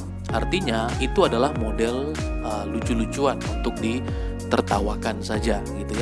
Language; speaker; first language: Indonesian; native; Indonesian